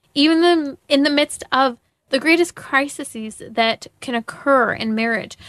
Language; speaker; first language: English; native; English